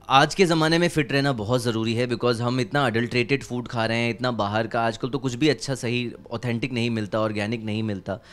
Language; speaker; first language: Hindi; native; Hindi